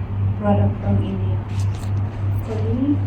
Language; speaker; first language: English; non-native, local second language; Filipino